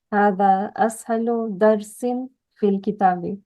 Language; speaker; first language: Arabic; non-native, learner; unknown